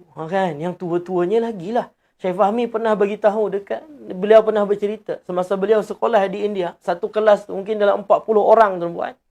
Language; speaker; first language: Malay; native; Malay